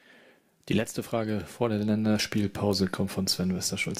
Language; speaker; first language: German; native; German